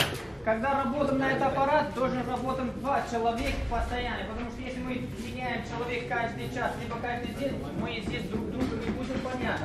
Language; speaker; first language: Russian; non-native, learner; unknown